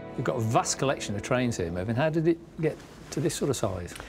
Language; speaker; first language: English; native; English